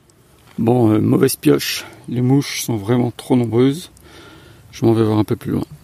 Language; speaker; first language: French; native; French